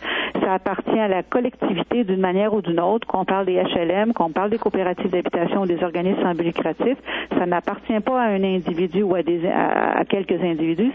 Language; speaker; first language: French; native; French